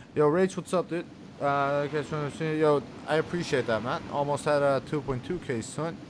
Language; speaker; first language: English; non-native, fluent; Dutch